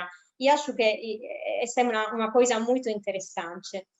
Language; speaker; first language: Portuguese; non-native, fluent; Italian